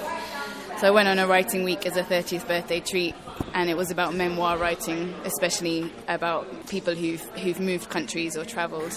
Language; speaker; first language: English; native; English